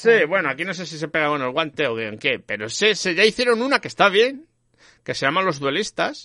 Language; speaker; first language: Spanish; native; Spanish